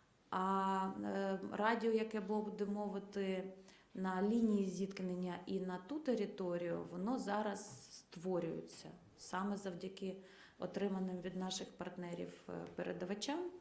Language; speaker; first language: Ukrainian; native; Ukrainian